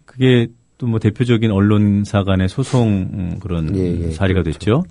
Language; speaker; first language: Korean; native; Korean